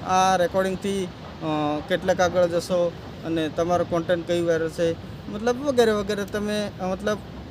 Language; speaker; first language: Gujarati; non-native, local second language; Bhili